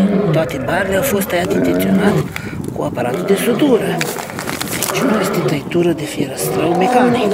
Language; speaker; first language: Romanian; native; Romanian